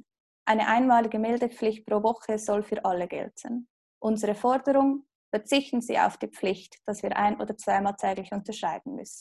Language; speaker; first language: German; native; German